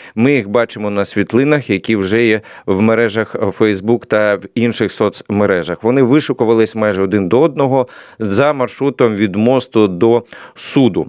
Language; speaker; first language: Ukrainian; native; Ukrainian